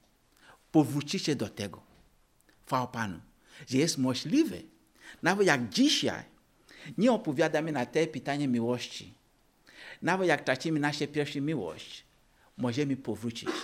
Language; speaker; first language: Polish; non-native, learner; Ukrainian